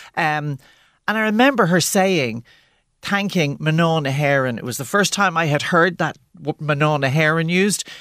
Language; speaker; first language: English; native; English